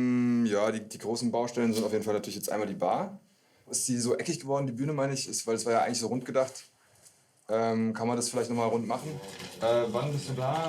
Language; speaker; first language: German; native; German